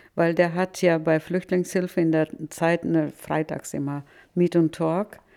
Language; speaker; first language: German; non-native, fluent; Russian